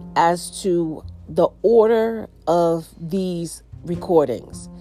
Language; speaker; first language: English; native; English